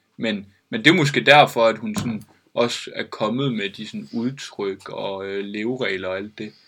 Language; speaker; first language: Danish; native; Danish